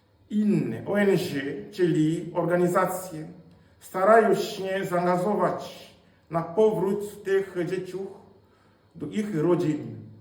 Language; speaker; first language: Polish; non-native, fluent; Swahili